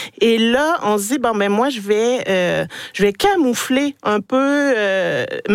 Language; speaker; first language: French; native; French